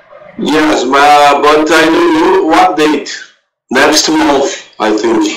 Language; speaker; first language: English; non-native, learner; Portuguese